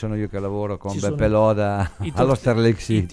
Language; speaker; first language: Italian; native; Italian